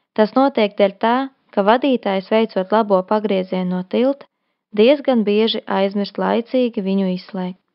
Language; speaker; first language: Latvian; non-native, local second language; Russian